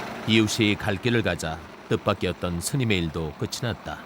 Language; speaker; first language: Korean; native; Korean